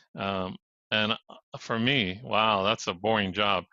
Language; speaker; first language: English; native; English